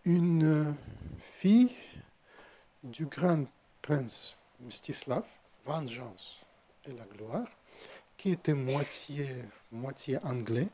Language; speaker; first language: French; non-native, fluent; Russian